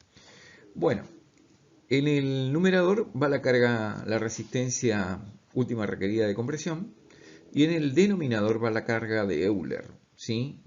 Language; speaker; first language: Spanish; native; Spanish